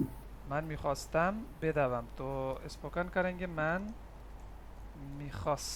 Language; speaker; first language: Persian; non-native, fluent; Urdu